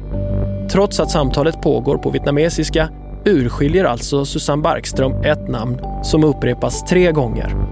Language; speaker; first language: Swedish; native; Swedish